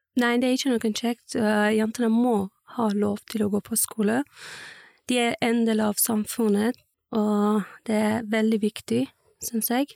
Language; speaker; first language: Norwegian; non-native, learner; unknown